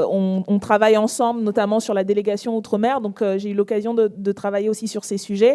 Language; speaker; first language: French; native; French